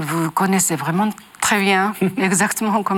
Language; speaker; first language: French; non-native, learner; Japanese